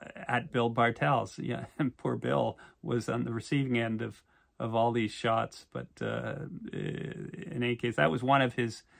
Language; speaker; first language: English; native; English